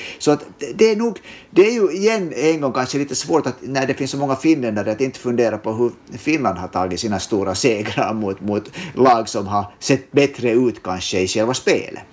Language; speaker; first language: Swedish; native; Swedish